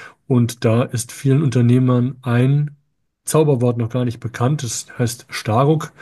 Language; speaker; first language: German; native; German